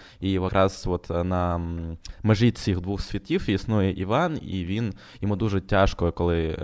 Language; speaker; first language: Ukrainian; non-native, local second language; Russian